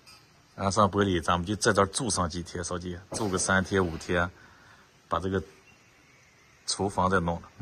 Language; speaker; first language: Chinese; native; Chinese